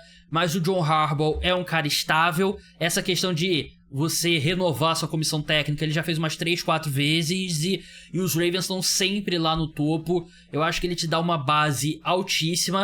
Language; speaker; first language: Portuguese; native; Portuguese